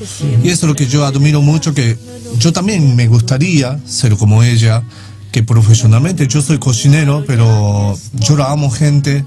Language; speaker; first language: Spanish; non-native, learner; Japanese